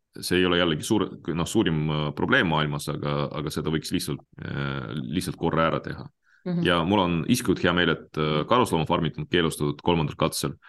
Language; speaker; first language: Estonian; non-native, local second language; Russian